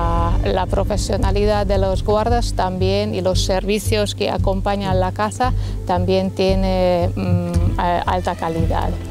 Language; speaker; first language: Spanish; non-native, fluent; Hungarian